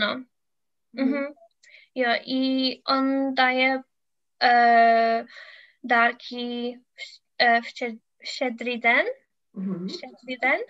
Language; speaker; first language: Czech; non-native, learner; English